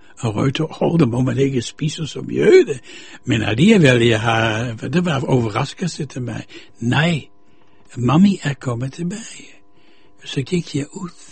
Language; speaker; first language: Danish; non-native, fluent; Dutch